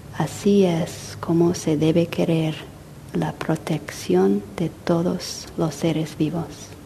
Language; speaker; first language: Spanish; non-native, fluent; English